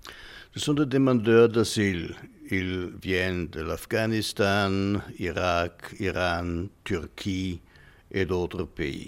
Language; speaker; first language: French; non-native, fluent; German